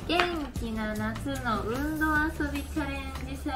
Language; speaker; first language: Japanese; native; Japanese